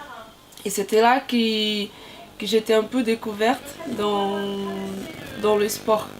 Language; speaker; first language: French; non-native, fluent; Portuguese